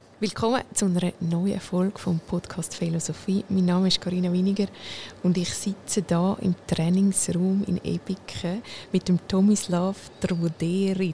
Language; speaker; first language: German; native; German